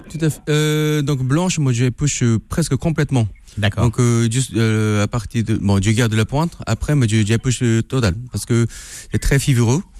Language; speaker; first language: French; non-native, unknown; Japanese